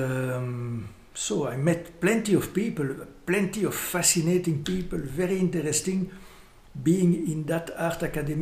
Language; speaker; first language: English; non-native, fluent; French